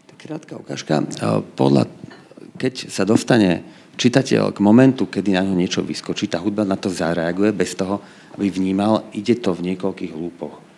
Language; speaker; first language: Slovak; native; Slovak